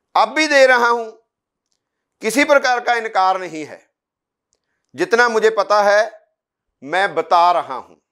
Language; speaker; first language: Hindi; non-native, local second language; Punjabi